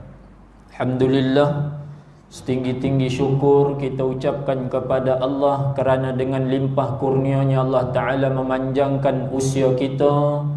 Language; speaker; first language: Malay; native; Malay